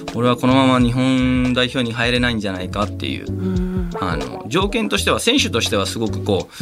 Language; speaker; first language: Japanese; non-native, fluent; Spanish